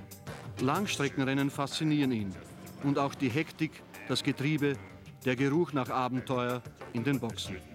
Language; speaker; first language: German; native; German